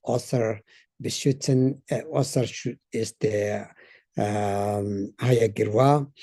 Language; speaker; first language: German; non-native, learner; Tibetan